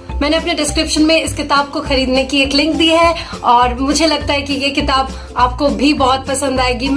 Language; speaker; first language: Hindi; non-native, local second language; Bangla